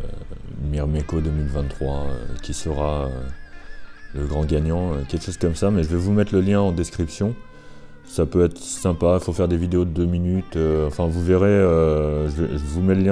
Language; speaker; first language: French; native; French